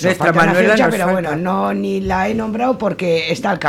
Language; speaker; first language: Spanish; native; Spanish